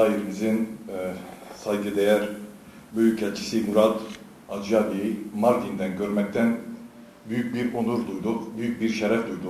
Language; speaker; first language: Turkish; native; Turkish